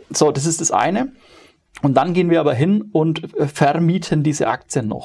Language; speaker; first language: German; native; German